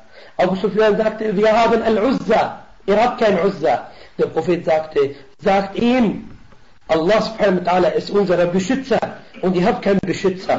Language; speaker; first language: German; non-native, fluent; Arabic